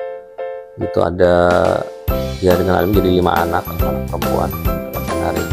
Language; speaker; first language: Indonesian; native; Indonesian